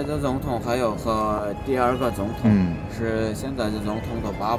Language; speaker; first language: Chinese; non-native, learner; Turkmen